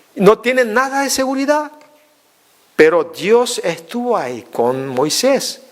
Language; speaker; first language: Spanish; non-native, fluent; Korean